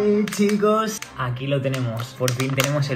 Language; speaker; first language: Spanish; native; Spanish